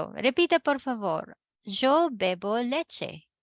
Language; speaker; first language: Spanish; non-native, fluent; Filipino